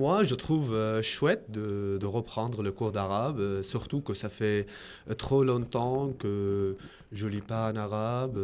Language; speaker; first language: French; non-native, fluent; Arabic